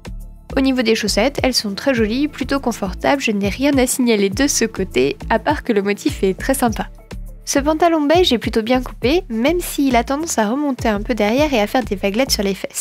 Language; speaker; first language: French; native; French